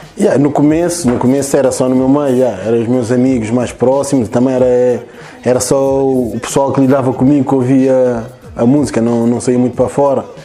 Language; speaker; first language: Portuguese; early bilingual, other home language; Kabuverdianu